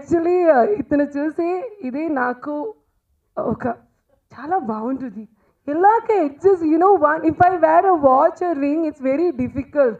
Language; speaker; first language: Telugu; non-native, learner; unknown